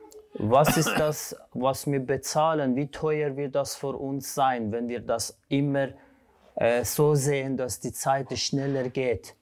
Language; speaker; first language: German; non-native, fluent; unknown